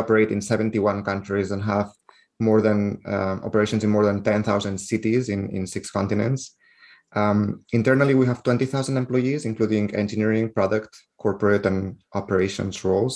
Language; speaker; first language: English; non-native, fluent; Spanish